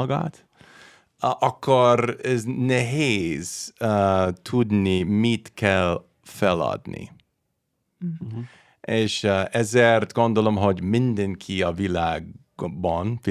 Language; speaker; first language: Hungarian; non-native, learner; English